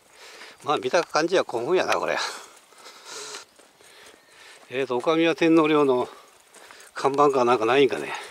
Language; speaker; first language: Japanese; native; Japanese